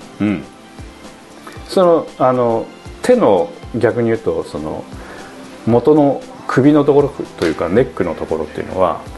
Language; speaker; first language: Japanese; native; Japanese